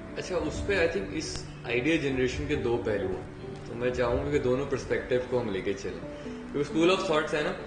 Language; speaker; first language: Urdu; native; Urdu